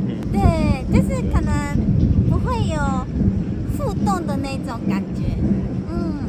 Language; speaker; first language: Chinese; early bilingual, heritage; Japanese